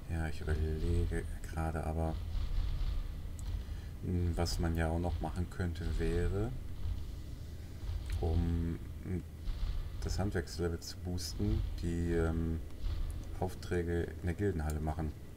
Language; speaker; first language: German; native; German